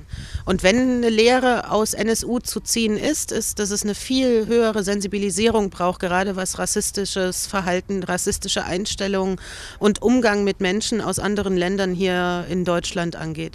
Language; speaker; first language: German; native; German